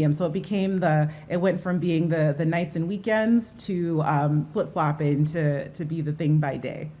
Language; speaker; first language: English; early bilingual, other home language; Yoruba